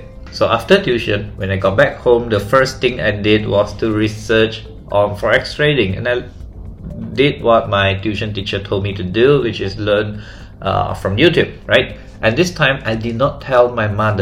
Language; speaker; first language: English; non-native, local second language; Chinese